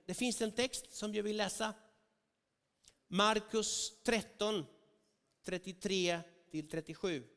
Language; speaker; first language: Swedish; non-native, fluent; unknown